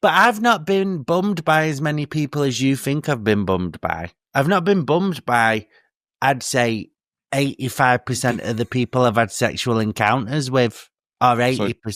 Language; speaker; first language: English; native; English